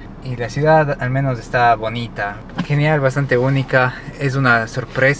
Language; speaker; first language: Spanish; native; Spanish